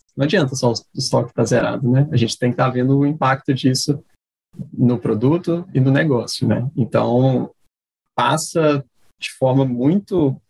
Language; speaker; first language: Portuguese; native; Portuguese